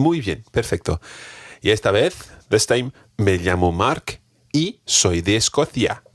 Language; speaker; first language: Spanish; non-native, fluent; English